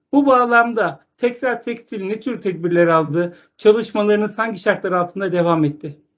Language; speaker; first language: Turkish; native; Turkish